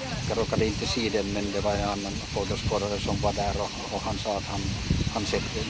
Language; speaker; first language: Swedish; non-native, local second language; Finnish